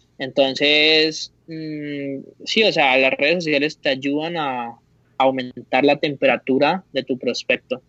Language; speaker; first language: Spanish; native; Spanish